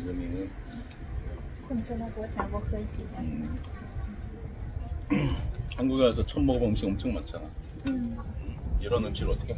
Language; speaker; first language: Korean; native; Korean